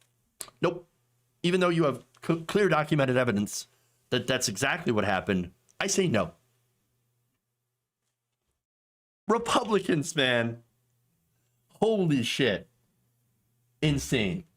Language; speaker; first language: English; native; English